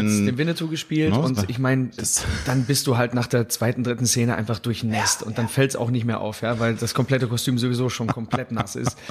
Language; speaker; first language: German; native; German